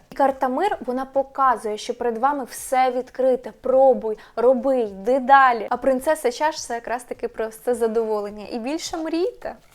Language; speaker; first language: Ukrainian; non-native, local second language; Russian